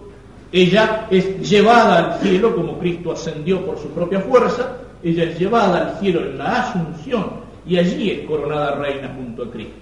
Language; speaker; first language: Spanish; native; Spanish